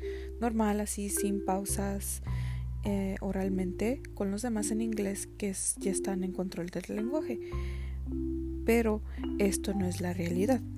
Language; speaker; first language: Spanish; early bilingual, heritage; Spanish